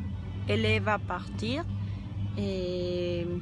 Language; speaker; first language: French; non-native, learner; Spanish